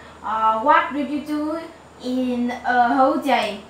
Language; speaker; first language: English; non-native, learner; Vietnamese